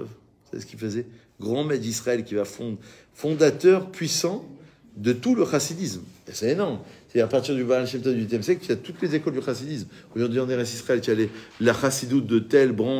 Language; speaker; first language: French; native; French